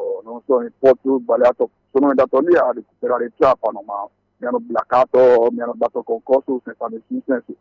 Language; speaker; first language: Italian; non-native, fluent; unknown